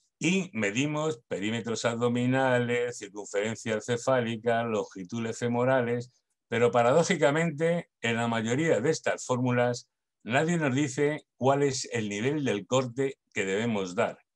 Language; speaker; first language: Spanish; native; Spanish